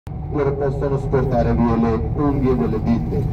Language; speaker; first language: Italian; non-native, fluent; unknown